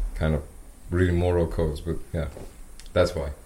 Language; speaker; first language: English; non-native, fluent; Persian